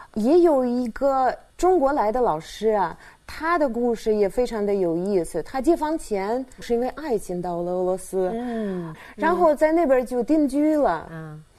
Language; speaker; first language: Chinese; non-native, fluent; Russian